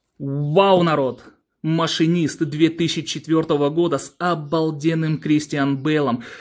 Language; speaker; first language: Russian; early bilingual, heritage; Russian